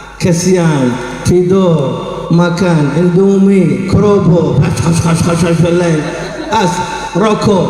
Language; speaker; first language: Arabic; native; Arabic